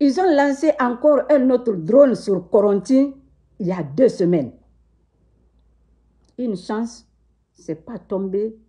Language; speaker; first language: French; non-native, local second language; Susu